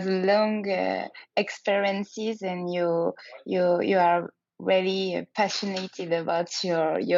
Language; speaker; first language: English; non-native, learner; French